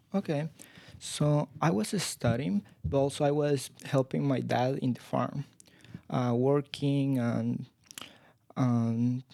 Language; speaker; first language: English; non-native, fluent; Spanish